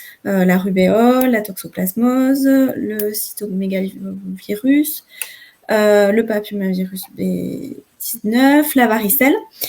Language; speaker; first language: French; native; French